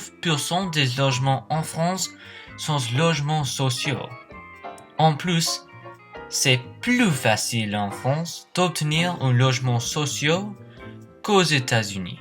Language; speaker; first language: French; non-native, learner; English